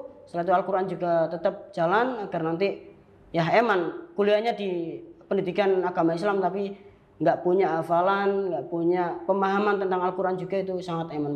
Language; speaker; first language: Indonesian; non-native, local second language; Javanese